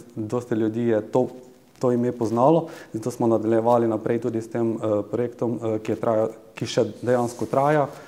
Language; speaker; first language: Slovenian; native; Slovenian